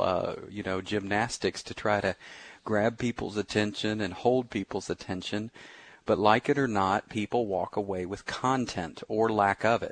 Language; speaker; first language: English; native; English